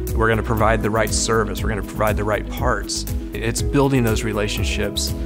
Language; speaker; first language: English; native; English